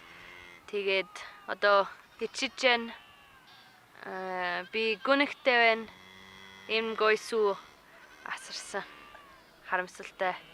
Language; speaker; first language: Mongolian; non-native, learner; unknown